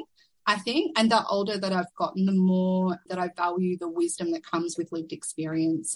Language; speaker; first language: English; native; English